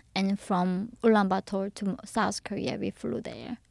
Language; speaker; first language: English; early bilingual, other home language; Korean